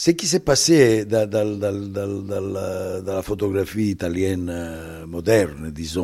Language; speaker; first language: French; non-native, fluent; Italian